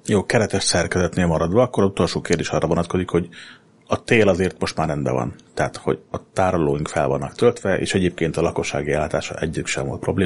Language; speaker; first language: Hungarian; native; Hungarian